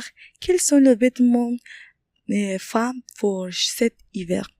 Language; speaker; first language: French; non-native, learner; Spanish